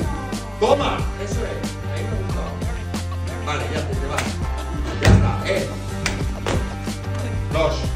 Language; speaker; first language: Spanish; native; Spanish